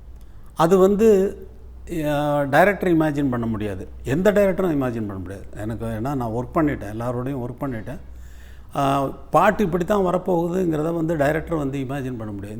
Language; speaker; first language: Tamil; native; Tamil